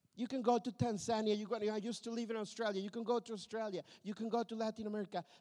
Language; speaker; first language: English; non-native, fluent; Spanish